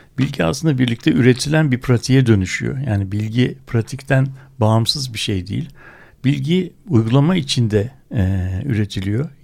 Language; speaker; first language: Turkish; native; Turkish